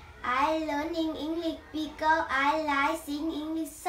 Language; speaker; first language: English; non-native, learner; Vietnamese